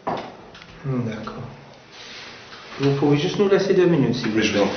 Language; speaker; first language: French; non-native, fluent; English